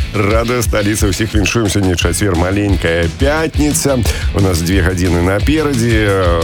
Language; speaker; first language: Belarusian; non-native, local second language; Russian